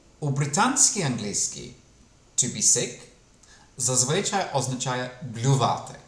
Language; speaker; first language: Ukrainian; non-native, fluent; English